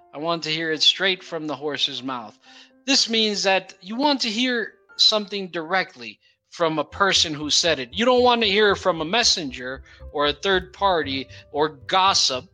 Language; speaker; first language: English; non-native, fluent; Portuguese